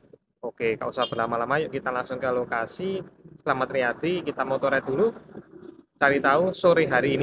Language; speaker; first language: Indonesian; native; Indonesian